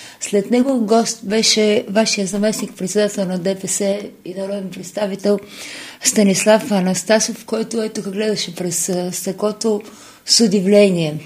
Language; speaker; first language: Bulgarian; native; Bulgarian